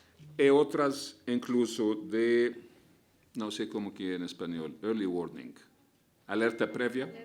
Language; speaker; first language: Spanish; non-native, fluent; Arabic